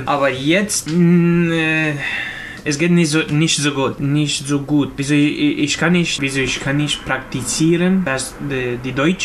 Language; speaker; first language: German; non-native, learner; Romanian